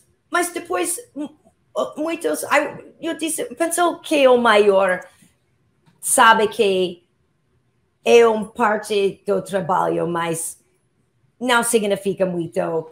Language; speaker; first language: Portuguese; non-native, learner; English